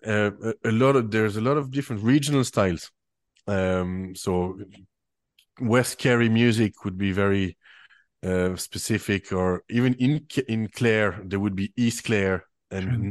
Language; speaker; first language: English; non-native, fluent; French